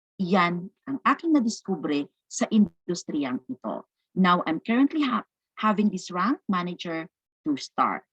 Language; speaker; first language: Filipino; non-native, local second language; Cebuano